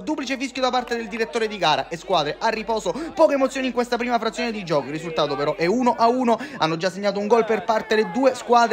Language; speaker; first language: Italian; native; Italian